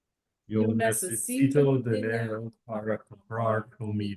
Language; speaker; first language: Spanish; non-native, learner; English